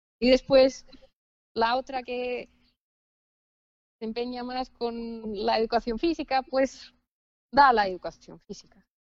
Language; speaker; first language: Spanish; non-native, fluent; Finnish